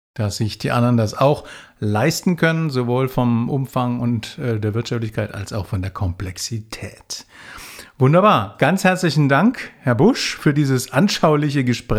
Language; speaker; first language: German; native; German